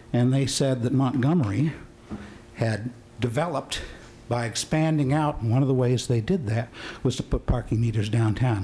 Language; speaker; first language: English; native; English